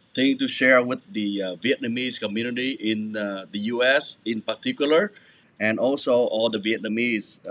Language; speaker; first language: English; non-native, fluent; Vietnamese